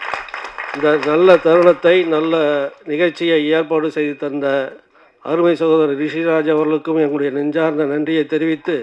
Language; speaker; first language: Tamil; native; Tamil